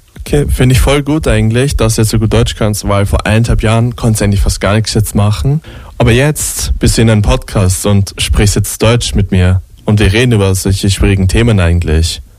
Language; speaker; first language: German; native; German